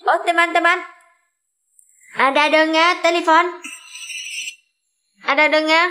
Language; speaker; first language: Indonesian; non-native, learner; Vietnamese